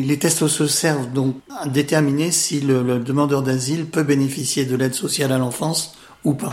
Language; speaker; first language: French; native; French